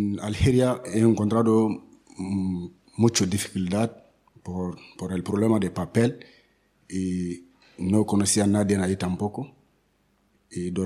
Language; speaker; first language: Spanish; non-native, learner; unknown